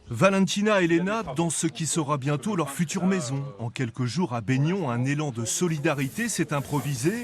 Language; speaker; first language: French; native; French